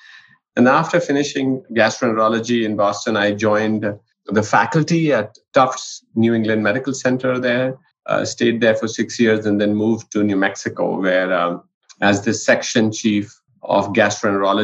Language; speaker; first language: English; non-native, local second language; Punjabi